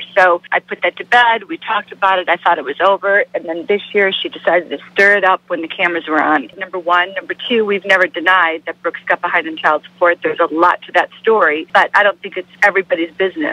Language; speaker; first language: English; native; English